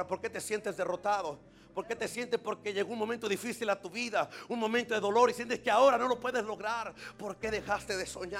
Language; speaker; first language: Spanish; native; Spanish